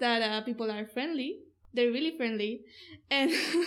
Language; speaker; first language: English; non-native, fluent; Spanish